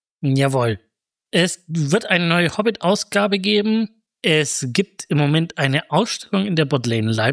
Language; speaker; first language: German; native; German